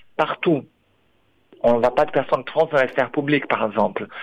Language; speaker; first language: French; non-native, fluent; Portuguese